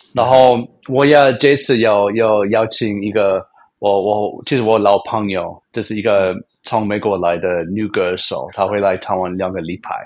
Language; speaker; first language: Chinese; non-native, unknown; English